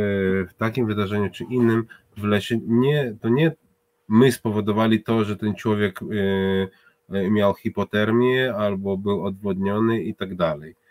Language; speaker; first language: Polish; non-native, fluent; Hebrew